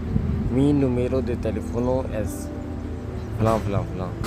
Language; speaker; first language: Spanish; non-native, learner; Urdu